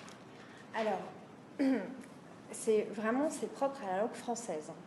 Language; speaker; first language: French; native; French